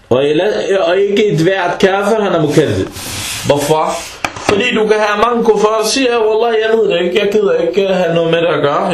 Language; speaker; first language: Danish; early bilingual, other home language; Arabic